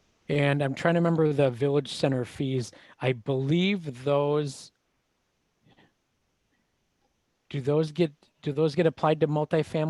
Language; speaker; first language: English; native; English